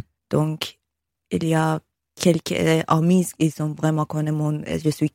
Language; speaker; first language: French; non-native, learner; Persian